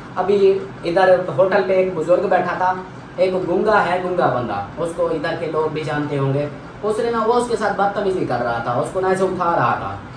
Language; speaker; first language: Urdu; non-native, local second language; Saraiki